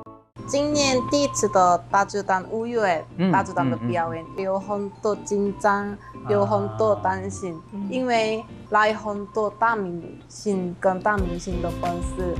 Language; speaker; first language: Chinese; non-native, learner; Korean